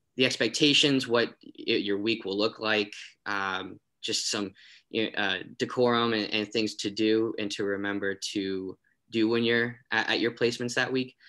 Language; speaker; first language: English; native; English